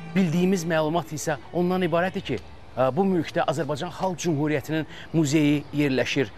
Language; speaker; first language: Azerbaijani; native; Azerbaijani